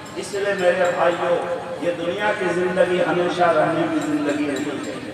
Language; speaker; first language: Urdu; non-native, local second language; Bangla